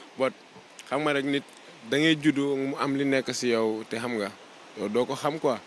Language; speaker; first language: Wolof; non-native, local second language; Jola-Fonyi